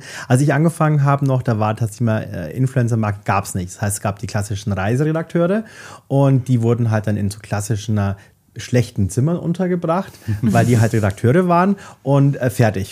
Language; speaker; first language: German; native; German